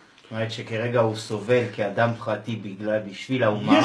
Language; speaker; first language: Hebrew; native; Hebrew